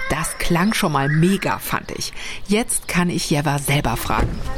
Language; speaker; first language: German; native; German